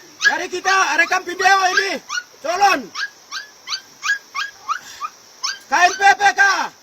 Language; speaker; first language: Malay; non-native, local second language; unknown